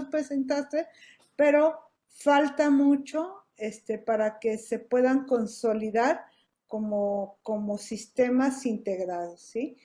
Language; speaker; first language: Spanish; native; Spanish